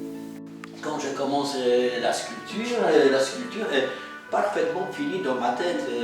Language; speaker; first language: French; non-native, fluent; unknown